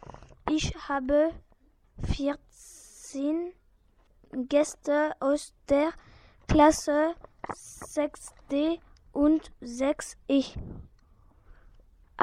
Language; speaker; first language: German; non-native, learner; French